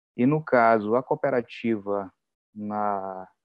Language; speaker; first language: Portuguese; native; Portuguese